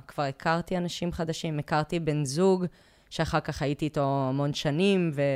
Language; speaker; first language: Hebrew; early bilingual, other home language; English